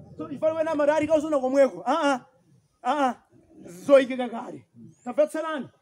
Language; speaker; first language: Nyanja; non-native, local second language; Tumbuka